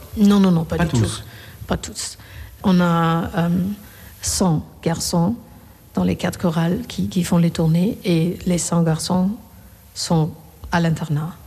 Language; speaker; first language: French; non-native, fluent; Korean